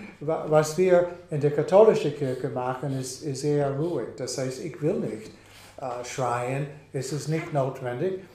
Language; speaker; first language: German; non-native, fluent; English